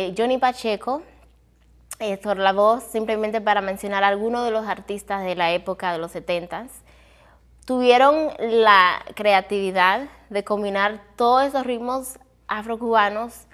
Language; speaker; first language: Spanish; early bilingual, heritage; Spanish